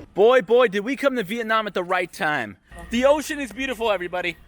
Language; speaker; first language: English; native; English